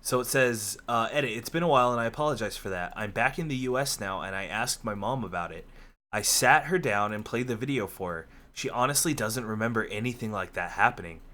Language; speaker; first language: English; native; English